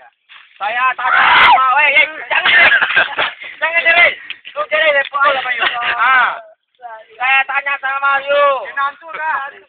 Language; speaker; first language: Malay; non-native, local second language; Tamil